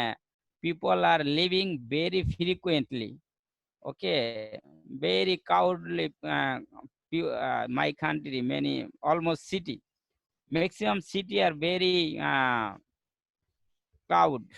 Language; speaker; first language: English; non-native, learner; Bangla